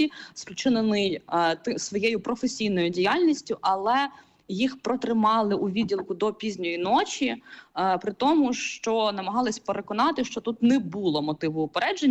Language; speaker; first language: Ukrainian; native; Ukrainian